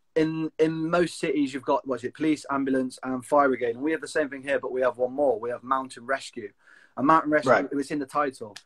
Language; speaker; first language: English; native; English